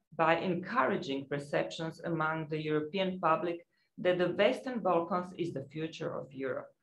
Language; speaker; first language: English; non-native, fluent; Croatian